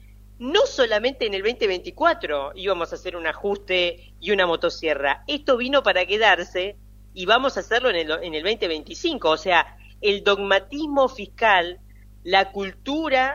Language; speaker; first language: Spanish; native; Spanish